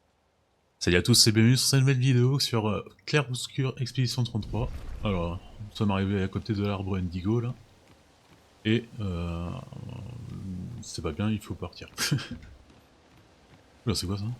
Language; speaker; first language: French; native; French